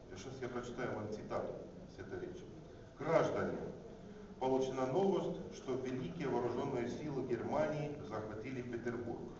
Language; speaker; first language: Russian; non-native, fluent; Finnish